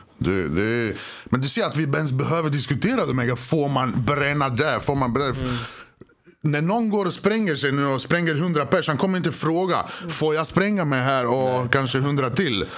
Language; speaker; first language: Swedish; early bilingual, other home language; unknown